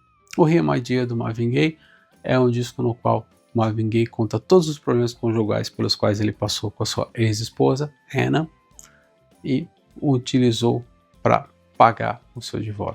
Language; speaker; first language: Portuguese; native; Portuguese